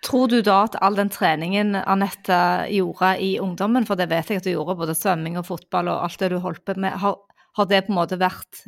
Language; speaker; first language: Norwegian; native; Norwegian